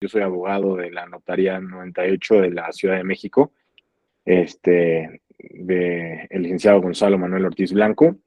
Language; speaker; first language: Spanish; native; Spanish